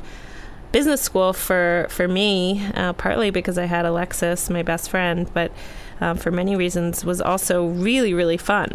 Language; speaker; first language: English; native; English